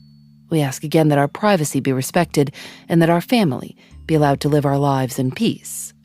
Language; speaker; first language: English; native; English